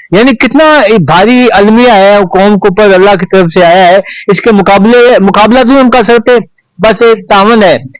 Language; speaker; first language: Urdu; non-native, local second language; Punjabi